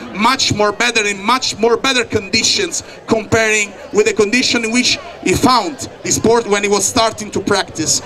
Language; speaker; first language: English; non-native, fluent; Italian